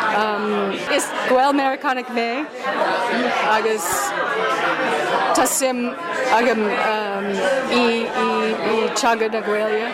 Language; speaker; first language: Irish; non-native, learner; English